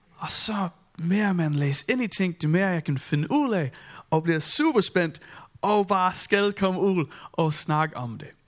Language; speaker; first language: Danish; non-native, fluent; English